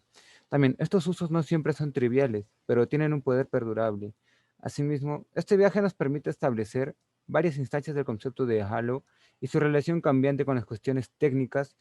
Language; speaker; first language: Spanish; native; Spanish